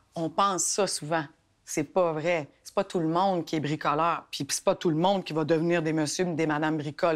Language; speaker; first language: French; native; French